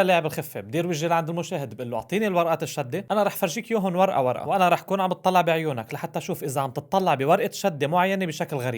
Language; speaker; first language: Arabic; native; Arabic